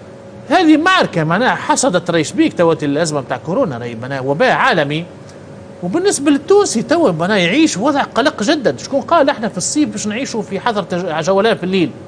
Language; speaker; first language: Arabic; native; Arabic